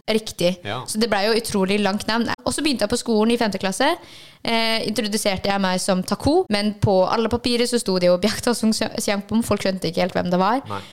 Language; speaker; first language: Norwegian; early bilingual, other home language; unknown